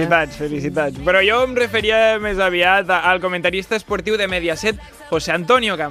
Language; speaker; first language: Catalan; native; Catalan